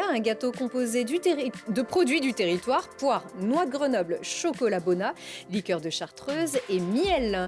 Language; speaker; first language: French; native; French